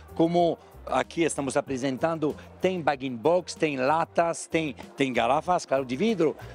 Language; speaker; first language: Portuguese; non-native, fluent; French